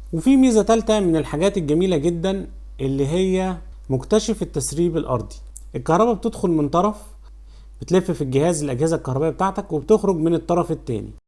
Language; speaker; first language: Arabic; native; Arabic